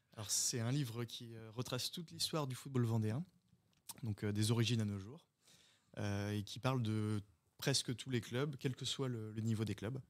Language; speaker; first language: French; native; French